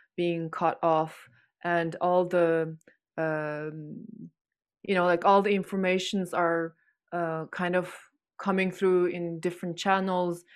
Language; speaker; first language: English; non-native, fluent; Chinese